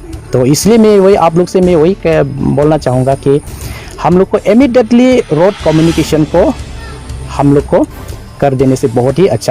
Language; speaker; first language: Hindi; non-native, local second language; Karbi